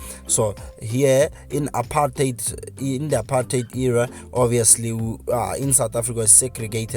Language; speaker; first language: English; non-native, local second language; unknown